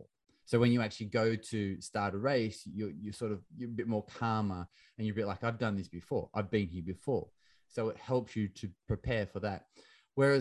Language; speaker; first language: English; native; English